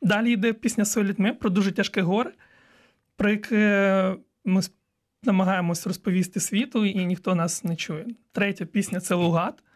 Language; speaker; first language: Ukrainian; non-native, local second language; Crimean Tatar